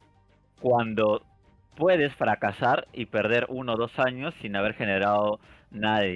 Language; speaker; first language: Spanish; native; Spanish